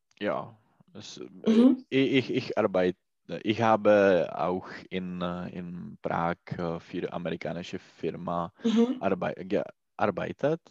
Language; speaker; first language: German; non-native, learner; Czech